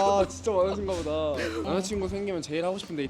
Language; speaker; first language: Korean; native; Korean